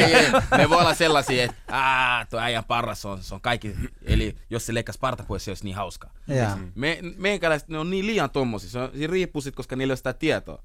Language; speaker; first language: Finnish; early bilingual, other home language; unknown